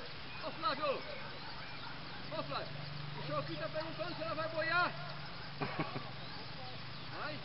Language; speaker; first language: Portuguese; native; Portuguese